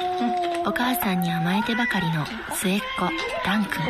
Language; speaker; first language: Japanese; native; Japanese